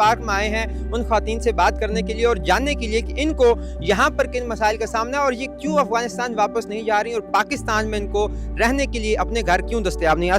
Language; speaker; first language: Urdu; native; Urdu